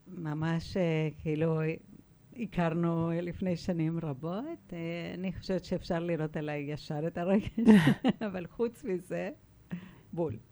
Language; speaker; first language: Hebrew; non-native, fluent; Spanish